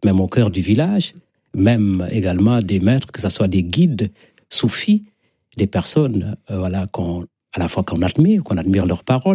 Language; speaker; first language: French; non-native, local second language; Wolof